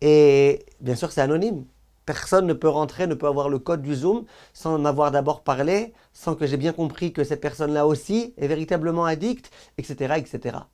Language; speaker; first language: French; native; French